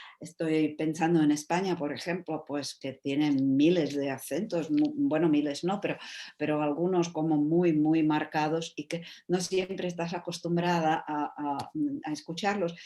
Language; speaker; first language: Spanish; non-native, fluent; Czech